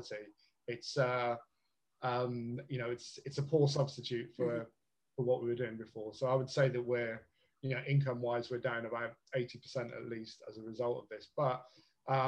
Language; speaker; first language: English; native; English